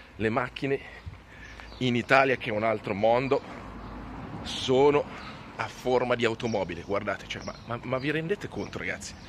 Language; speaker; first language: Italian; native; Italian